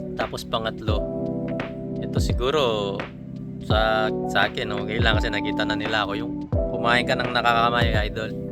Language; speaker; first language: Filipino; non-native, local second language; Pampanga